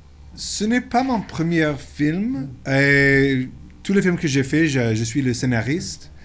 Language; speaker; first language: French; non-native, local second language; English